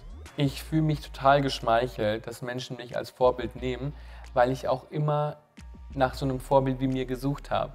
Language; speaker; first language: German; native; German